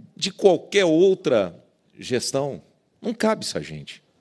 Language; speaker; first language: Portuguese; native; Portuguese